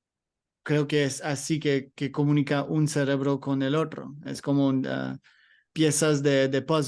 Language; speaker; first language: Spanish; non-native, learner; English